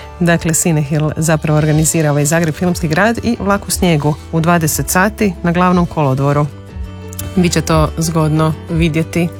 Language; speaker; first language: Croatian; native; Croatian